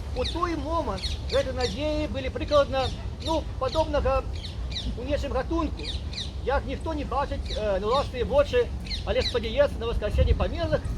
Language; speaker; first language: Belarusian; native; Belarusian